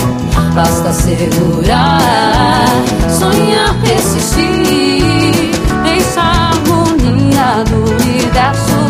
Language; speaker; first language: Portuguese; native; Portuguese